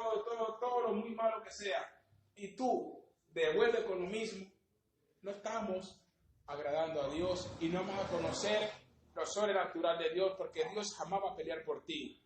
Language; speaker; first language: Spanish; native; Spanish